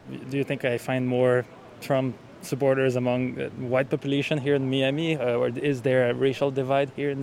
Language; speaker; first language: English; non-native, fluent; French